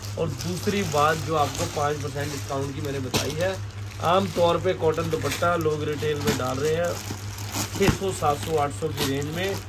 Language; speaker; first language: Hindi; non-native, local second language; Punjabi